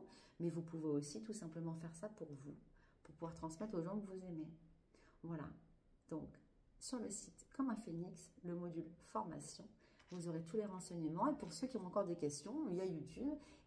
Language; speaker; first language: French; native; French